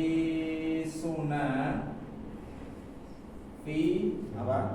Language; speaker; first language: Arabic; non-native, fluent; Indonesian